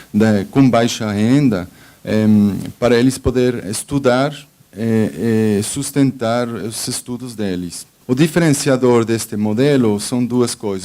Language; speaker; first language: Portuguese; non-native, fluent; Spanish